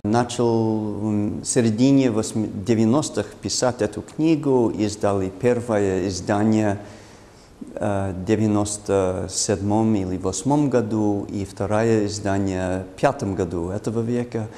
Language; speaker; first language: Russian; non-native, fluent; English